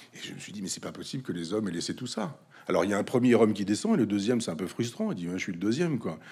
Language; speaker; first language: French; native; French